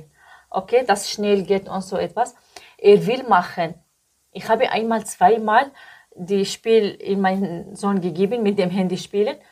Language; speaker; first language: German; non-native, learner; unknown